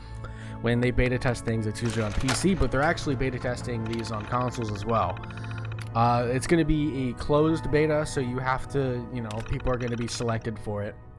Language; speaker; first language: English; native; English